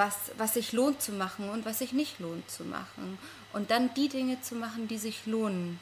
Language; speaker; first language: German; non-native, fluent; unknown